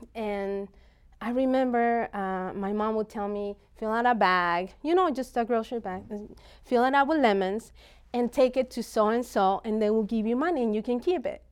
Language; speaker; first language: English; non-native, fluent; Spanish